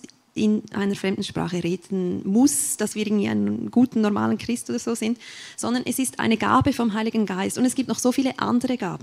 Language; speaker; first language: German; native; German